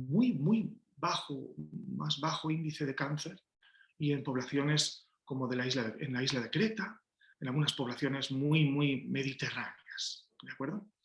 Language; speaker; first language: Spanish; native; Spanish